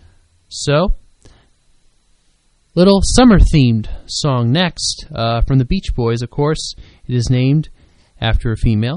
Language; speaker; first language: English; native; English